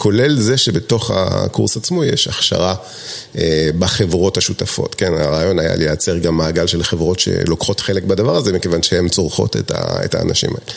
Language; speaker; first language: Hebrew; non-native, fluent; French